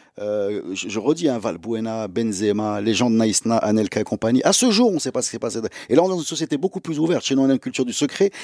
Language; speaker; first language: French; non-native, local second language; Arabic